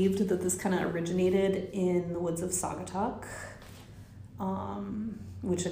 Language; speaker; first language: English; native; English